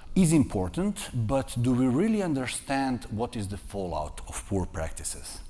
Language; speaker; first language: English; non-native, fluent; Serbian